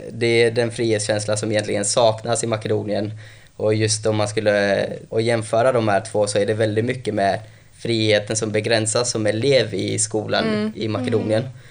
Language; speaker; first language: Swedish; early bilingual, other home language; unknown